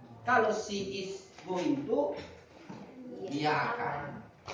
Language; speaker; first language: English; non-native, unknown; Indonesian